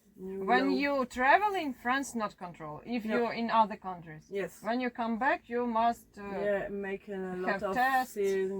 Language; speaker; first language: English; non-native, learner; Ukrainian